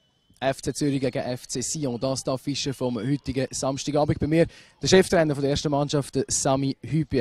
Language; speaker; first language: German; native; German